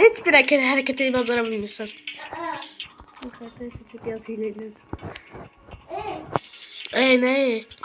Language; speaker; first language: Turkish; non-native, learner; Azerbaijani